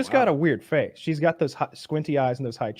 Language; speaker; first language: English; native; English